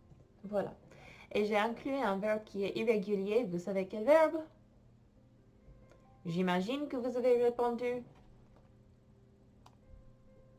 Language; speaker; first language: French; non-native, fluent; English